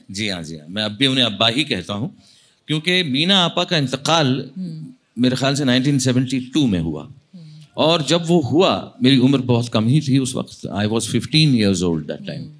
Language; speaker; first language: Hindi; non-native, local second language; Marathi